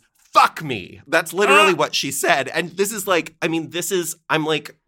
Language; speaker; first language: English; native; English